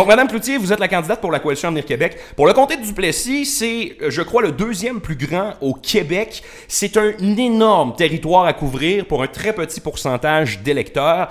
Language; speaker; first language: French; native; French